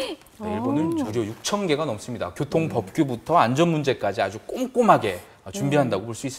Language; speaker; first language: Korean; native; Korean